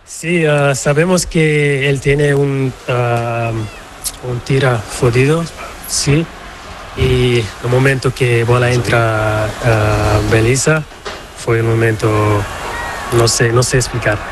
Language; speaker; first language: Spanish; non-native, fluent; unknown